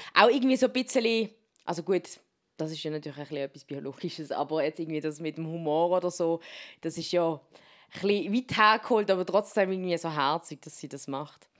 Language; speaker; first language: German; native; German